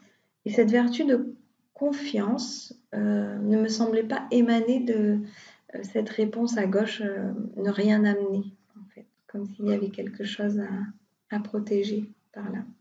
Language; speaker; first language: French; native; French